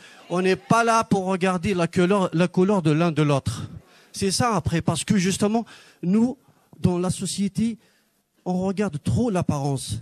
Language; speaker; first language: French; non-native, local second language; Kabyle